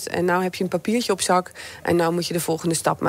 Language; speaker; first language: Dutch; native; Dutch